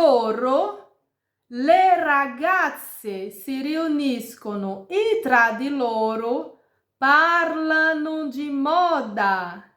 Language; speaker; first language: Italian; non-native, fluent; Portuguese